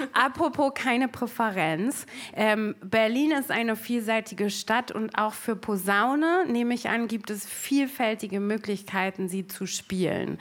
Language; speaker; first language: German; native; German